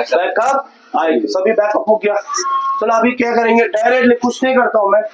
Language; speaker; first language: Hindi; non-native, local second language; Kannada